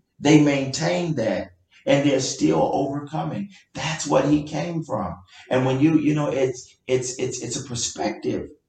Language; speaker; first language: English; native; English